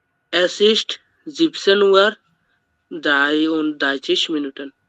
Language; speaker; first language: German; non-native, learner; Bangla